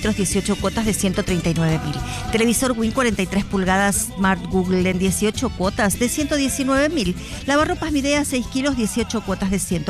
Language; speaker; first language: Spanish; native; Spanish